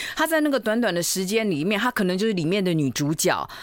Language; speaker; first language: Chinese; native; Chinese